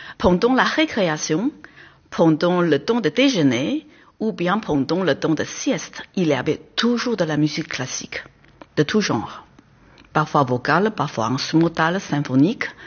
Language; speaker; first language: French; non-native, fluent; Chinese